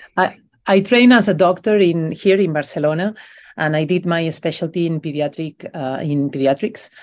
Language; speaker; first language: English; non-native, fluent; Spanish